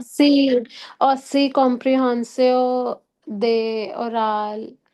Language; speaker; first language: French; non-native, learner; Hindi